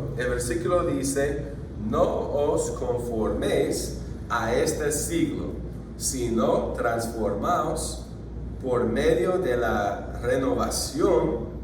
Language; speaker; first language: Spanish; non-native, fluent; English